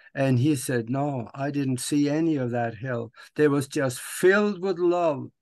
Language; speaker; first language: English; non-native, fluent; Norwegian